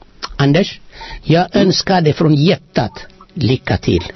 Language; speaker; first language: Swedish; non-native, fluent; Amharic